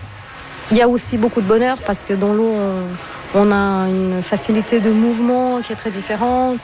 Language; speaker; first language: French; native; French